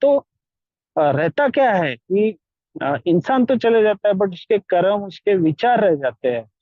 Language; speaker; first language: Hindi; non-native, local second language; Marathi